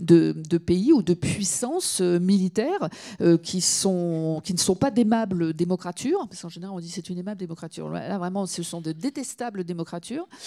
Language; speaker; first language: French; native; French